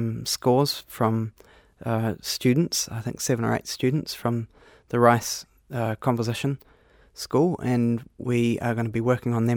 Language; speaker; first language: English; native; English